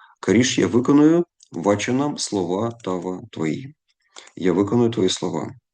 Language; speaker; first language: Ukrainian; non-native, local second language; Russian